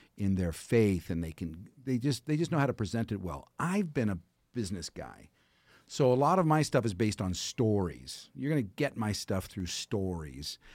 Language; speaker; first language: English; native; English